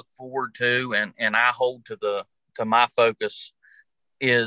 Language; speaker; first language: English; native; English